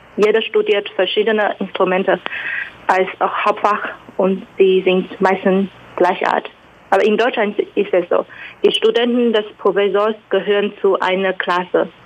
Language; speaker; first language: German; non-native, fluent; Chinese